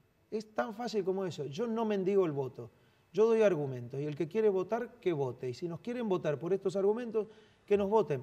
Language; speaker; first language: Spanish; native; Spanish